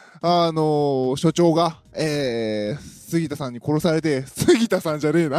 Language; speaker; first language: Japanese; native; Japanese